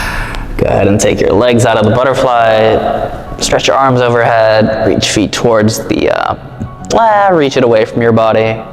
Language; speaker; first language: English; native; English